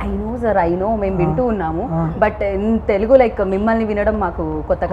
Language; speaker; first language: Telugu; native; Telugu